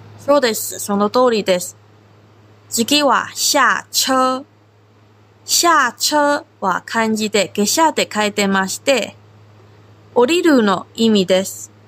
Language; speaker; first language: Japanese; non-native, fluent; Korean